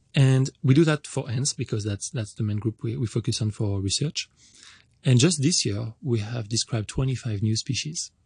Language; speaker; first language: English; non-native, fluent; French